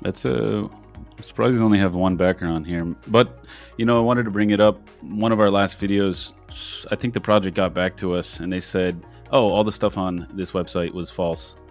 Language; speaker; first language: English; native; English